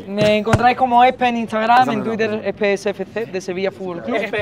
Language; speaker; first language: Spanish; native; Spanish